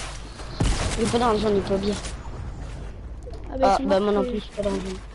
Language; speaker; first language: French; native; French